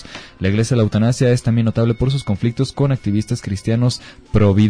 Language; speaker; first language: Spanish; native; Spanish